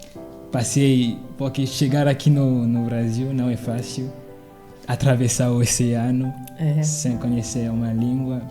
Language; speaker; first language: Portuguese; non-native, fluent; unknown